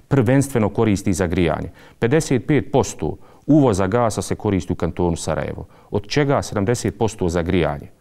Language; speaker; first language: Serbian; native; Serbian